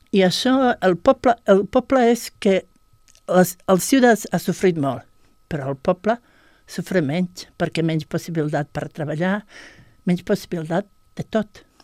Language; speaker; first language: Catalan; non-native, fluent; Bosnian